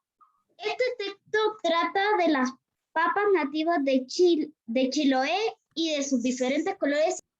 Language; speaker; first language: Spanish; native; Spanish